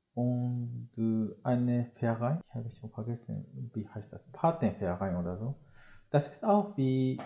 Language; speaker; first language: German; non-native, learner; Japanese